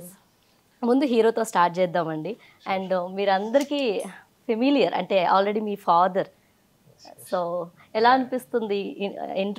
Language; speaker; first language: Telugu; native; Telugu